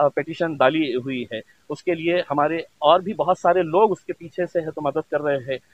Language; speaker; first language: Hindi; non-native, local second language; Urdu